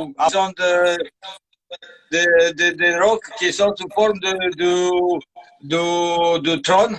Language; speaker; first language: French; non-native, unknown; Romanian